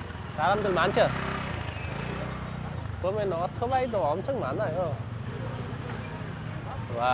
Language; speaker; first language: Korean; non-native, fluent; Nepali